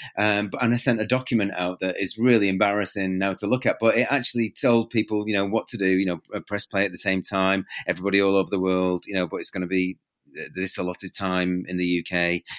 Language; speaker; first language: English; native; English